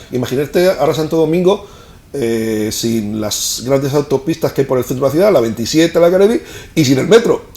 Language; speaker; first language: Spanish; native; Spanish